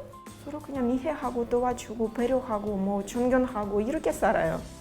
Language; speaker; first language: Korean; non-native, fluent; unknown